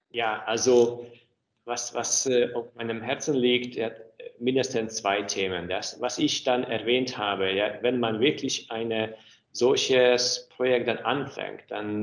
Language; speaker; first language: German; non-native, fluent; Hungarian